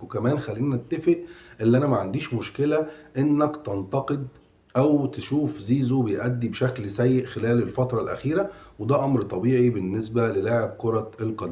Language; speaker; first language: Arabic; native; Arabic